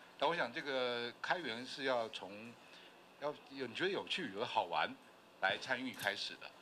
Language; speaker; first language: Chinese; native; Chinese